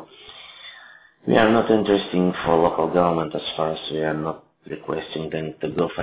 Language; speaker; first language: English; non-native, learner; Russian